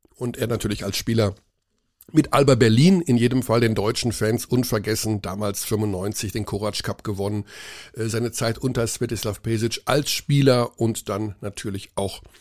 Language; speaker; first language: German; native; German